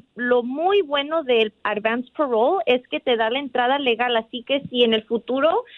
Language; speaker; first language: Spanish; early bilingual, heritage; Spanish